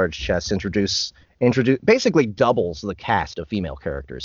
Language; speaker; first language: English; native; English